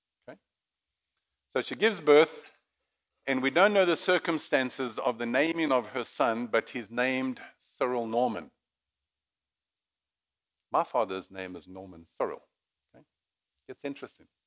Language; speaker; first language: English; native; English